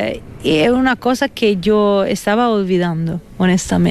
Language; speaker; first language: Spanish; non-native, fluent; Italian